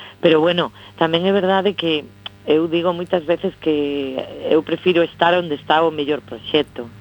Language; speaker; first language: Galician; non-native, local second language; Spanish